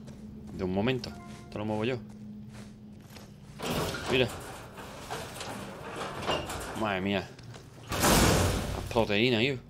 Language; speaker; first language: Spanish; native; Spanish